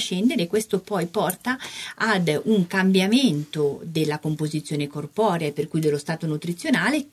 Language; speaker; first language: Italian; native; Italian